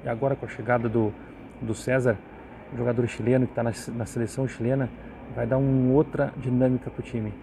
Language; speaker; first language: Portuguese; native; Portuguese